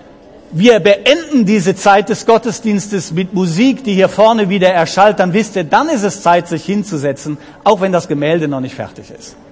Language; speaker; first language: German; native; German